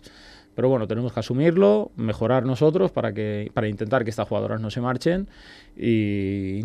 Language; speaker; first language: Spanish; native; Spanish